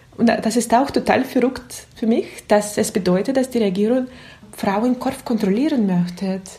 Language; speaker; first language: German; non-native, learner; Russian